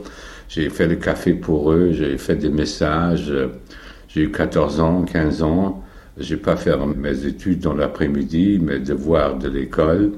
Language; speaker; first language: French; non-native, fluent; German